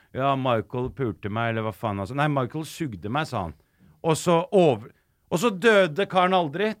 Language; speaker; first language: Norwegian; early bilingual, other home language; Arabic